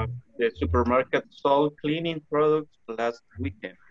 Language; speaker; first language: English; non-native, learner; Spanish